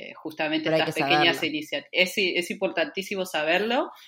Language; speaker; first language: Spanish; native; Spanish